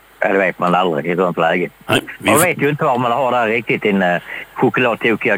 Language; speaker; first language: Swedish; native; Swedish